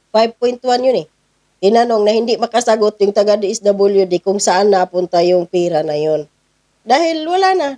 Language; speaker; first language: Filipino; non-native, local second language; Cebuano